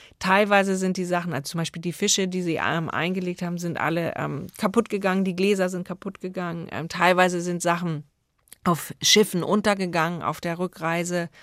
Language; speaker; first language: German; native; German